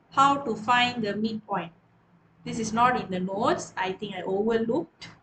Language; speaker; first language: English; non-native, local second language; Malay